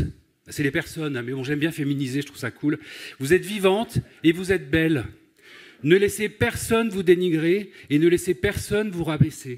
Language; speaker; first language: French; native; French